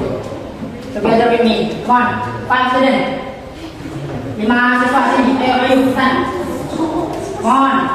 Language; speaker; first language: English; non-native, fluent; Indonesian